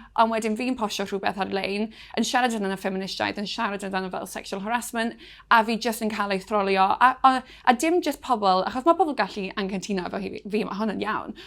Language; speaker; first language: Welsh; non-native, local second language; English